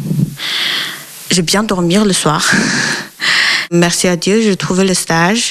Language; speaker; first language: French; non-native, learner; Chinese